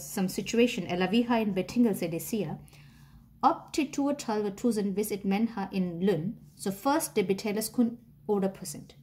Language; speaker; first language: Danish; non-native, fluent; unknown